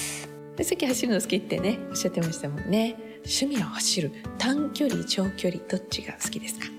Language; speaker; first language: Japanese; native; Japanese